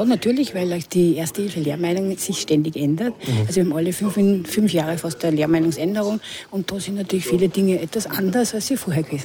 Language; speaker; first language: German; native; German